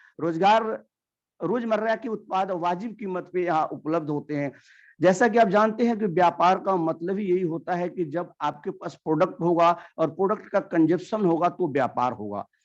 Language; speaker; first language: Hindi; native; Hindi